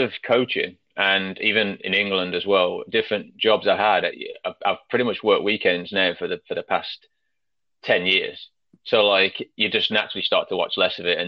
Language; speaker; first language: English; native; English